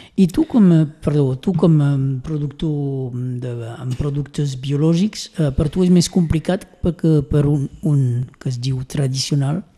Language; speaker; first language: Catalan; native; Catalan